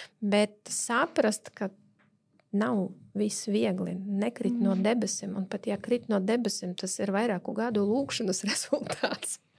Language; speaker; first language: Latvian; non-native, local second language; Russian